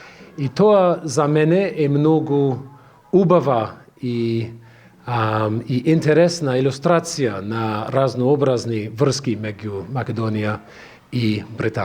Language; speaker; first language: Macedonian; non-native, fluent; English